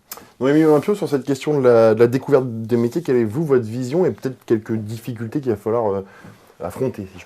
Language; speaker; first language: French; native; French